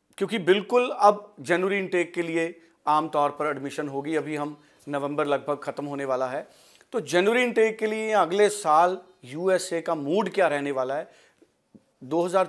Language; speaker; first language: Hindi; non-native, local second language; Punjabi